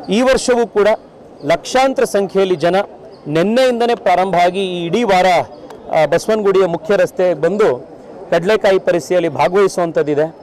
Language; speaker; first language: Kannada; native; Kannada